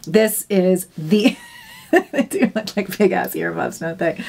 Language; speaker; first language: English; native; English